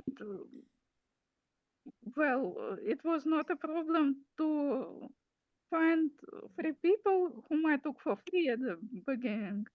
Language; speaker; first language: English; non-native, fluent; Russian